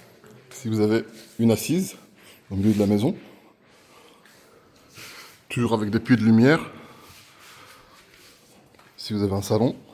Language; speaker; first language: French; non-native, local second language; Arabic